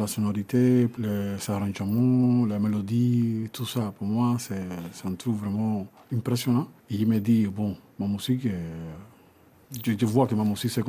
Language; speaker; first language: French; non-native, learner; Spanish